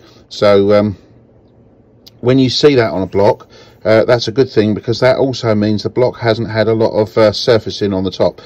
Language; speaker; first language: English; native; English